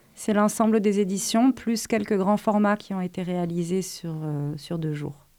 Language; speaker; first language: French; native; French